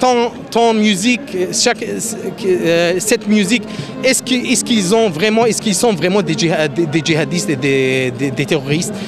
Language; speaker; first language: French; non-native, fluent; Arabic